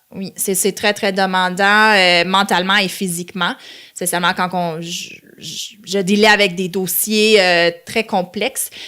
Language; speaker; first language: French; non-native, local second language; Italian